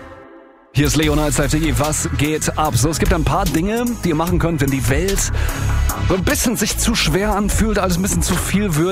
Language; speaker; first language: German; native; German